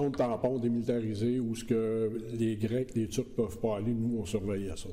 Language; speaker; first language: French; native; French